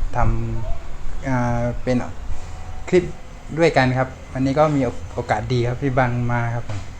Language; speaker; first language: Thai; non-native, local second language; Malay